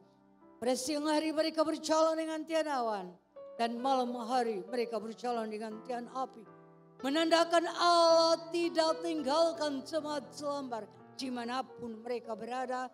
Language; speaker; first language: Indonesian; native; Indonesian